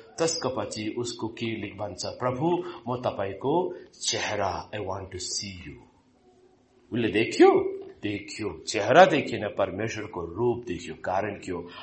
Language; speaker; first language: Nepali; non-native, fluent; Malayalam